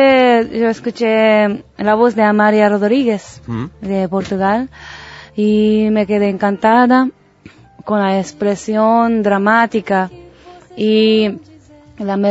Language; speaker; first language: Spanish; non-native, learner; Japanese